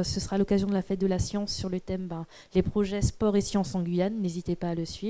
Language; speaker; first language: French; native; French